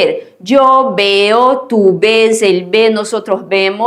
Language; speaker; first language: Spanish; non-native, fluent; Portuguese